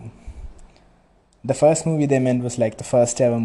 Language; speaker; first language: English; non-native, local second language; Malayalam